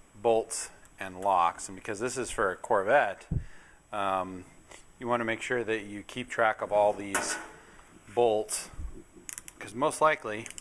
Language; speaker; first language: English; native; English